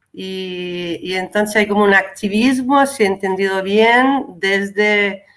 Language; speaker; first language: Spanish; non-native, fluent; Italian